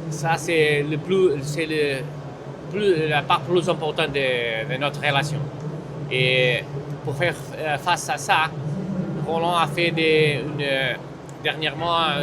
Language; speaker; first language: French; non-native, fluent; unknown